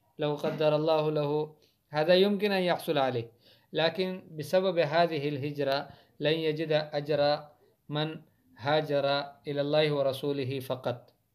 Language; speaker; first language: Arabic; non-native, fluent; Hindi